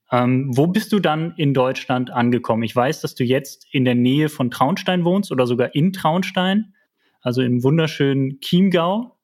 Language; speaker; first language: German; native; German